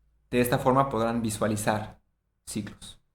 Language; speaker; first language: Spanish; native; Spanish